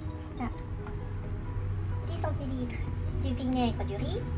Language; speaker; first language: French; non-native, fluent; Japanese